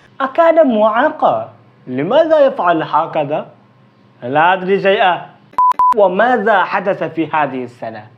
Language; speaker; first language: Arabic; non-native, fluent; Bangla